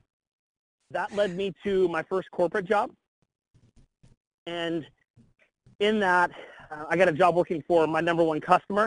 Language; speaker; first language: English; native; English